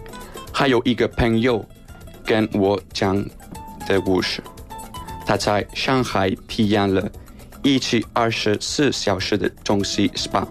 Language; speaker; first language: Chinese; non-native, fluent; Spanish